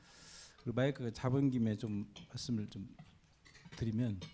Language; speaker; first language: Korean; native; Korean